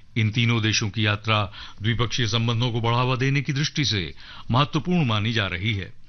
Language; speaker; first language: Hindi; native; Hindi